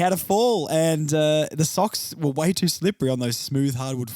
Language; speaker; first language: English; native; English